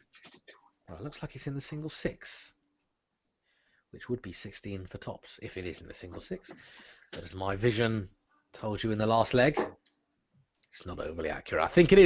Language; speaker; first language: English; native; English